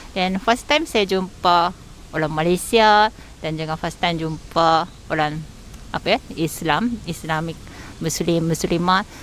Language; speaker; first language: Malay; non-native, fluent; Japanese